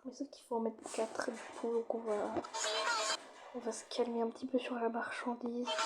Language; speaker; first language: French; native; French